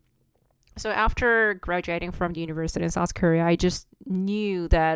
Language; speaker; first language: English; non-native, fluent; Korean